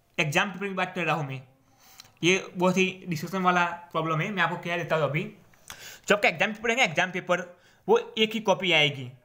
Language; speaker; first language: Hindi; non-native, local second language; Gujarati